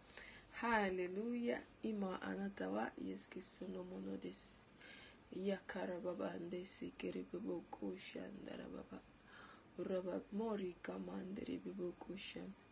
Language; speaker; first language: Japanese; non-native, learner; Ganda